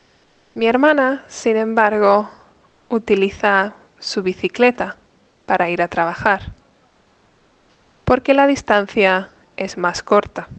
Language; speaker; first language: Spanish; non-native, fluent; English